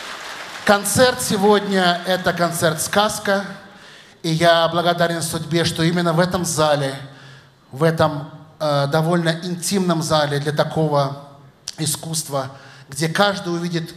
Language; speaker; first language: Russian; native; Russian